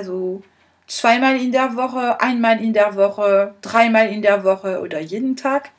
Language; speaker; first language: German; non-native, fluent; French